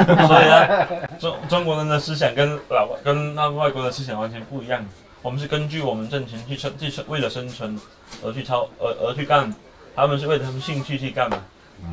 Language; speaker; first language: Chinese; native; Chinese